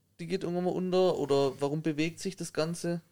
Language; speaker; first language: German; native; German